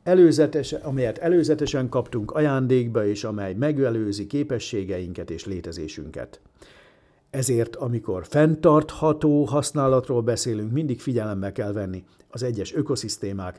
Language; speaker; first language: Hungarian; native; Hungarian